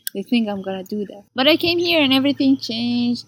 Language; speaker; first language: English; non-native, fluent; Persian